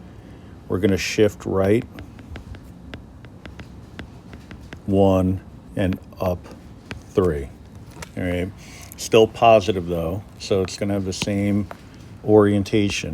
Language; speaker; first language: English; native; English